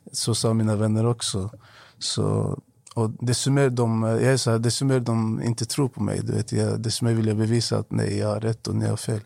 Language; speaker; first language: Swedish; non-native, fluent; Arabic